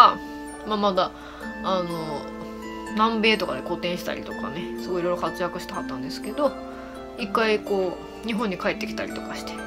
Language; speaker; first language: Japanese; native; Japanese